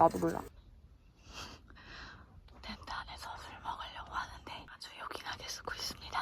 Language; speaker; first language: Korean; native; Korean